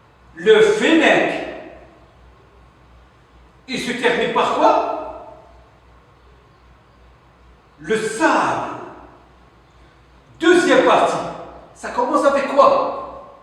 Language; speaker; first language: French; non-native, local second language; Arabic